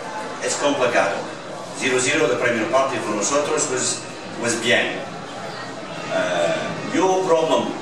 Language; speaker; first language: Spanish; non-native, learner; English